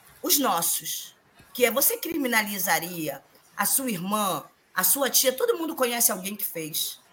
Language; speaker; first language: Portuguese; native; Portuguese